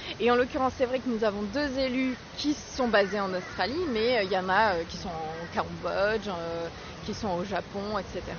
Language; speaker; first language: French; native; French